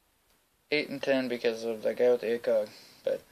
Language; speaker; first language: English; native; English